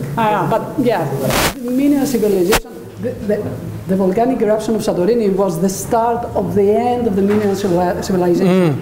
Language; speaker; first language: English; non-native, fluent; Greek